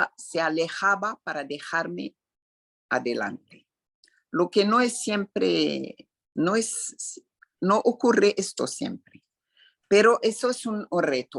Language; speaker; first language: Spanish; non-native, fluent; Arabic